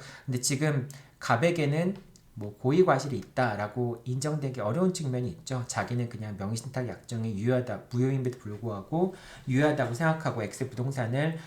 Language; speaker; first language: Korean; native; Korean